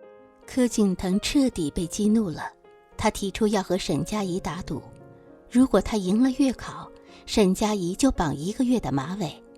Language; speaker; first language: Chinese; native; Chinese